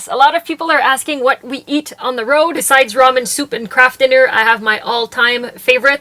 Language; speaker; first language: English; non-native, local second language; French